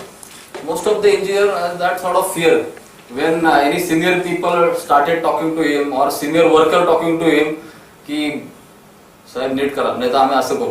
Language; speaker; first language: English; non-native, local second language; Marathi